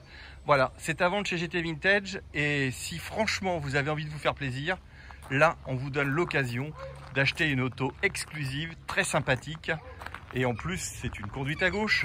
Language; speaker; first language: French; native; French